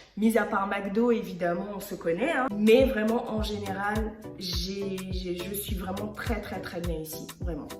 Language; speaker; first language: French; early bilingual, other home language; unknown